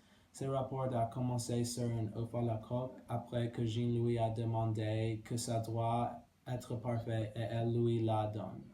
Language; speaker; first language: French; non-native, learner; English